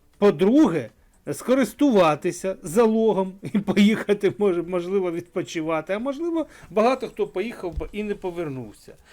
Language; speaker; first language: Ukrainian; non-native, local second language; Russian